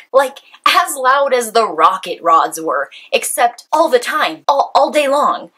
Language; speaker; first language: English; native; English